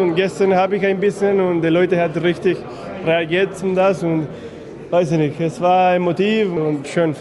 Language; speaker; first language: German; non-native, fluent; Spanish